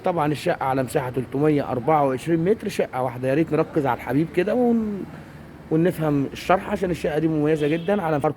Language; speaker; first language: Arabic; native; Arabic